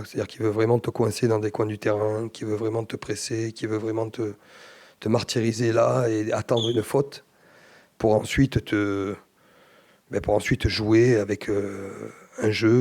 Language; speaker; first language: French; native; French